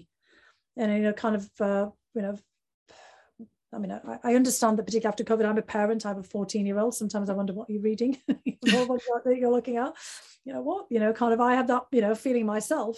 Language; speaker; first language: English; native; English